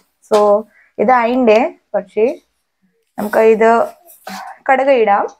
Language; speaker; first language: Malayalam; non-native, learner; Hindi